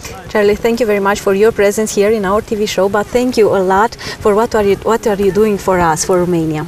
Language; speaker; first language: English; non-native, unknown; Romanian